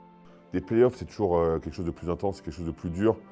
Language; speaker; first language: French; native; French